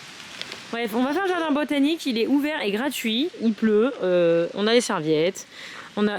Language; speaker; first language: French; native; French